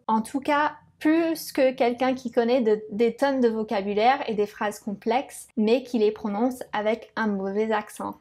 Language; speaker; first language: French; non-native, fluent; English